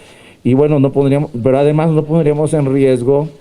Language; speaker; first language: Spanish; native; Spanish